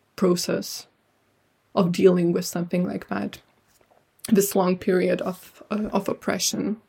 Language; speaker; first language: English; non-native, fluent; Lithuanian